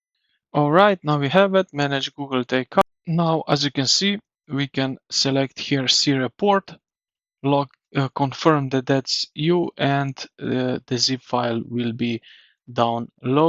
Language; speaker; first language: English; non-native, fluent; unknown